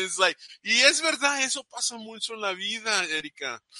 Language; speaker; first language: Spanish; early bilingual, heritage; Spanish